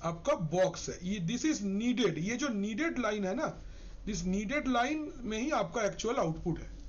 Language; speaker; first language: Hindi; non-native, local second language; Bangla